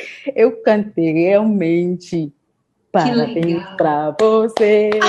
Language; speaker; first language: Portuguese; non-native, learner; French